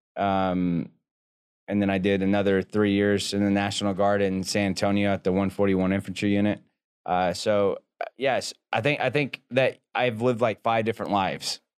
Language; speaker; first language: English; native; English